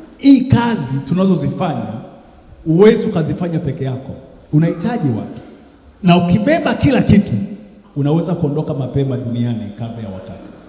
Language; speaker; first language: Swahili; native; Swahili